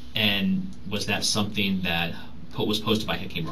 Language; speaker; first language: English; native; English